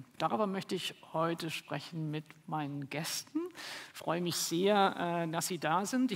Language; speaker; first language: German; native; German